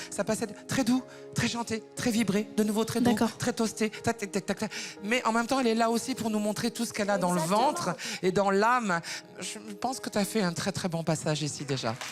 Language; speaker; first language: French; native; French